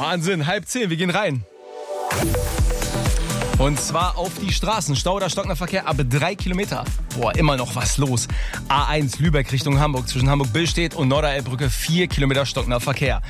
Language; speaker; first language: German; native; German